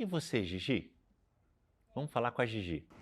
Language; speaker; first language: Portuguese; native; Portuguese